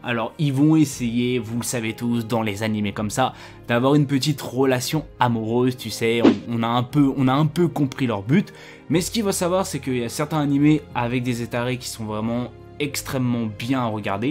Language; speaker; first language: French; native; French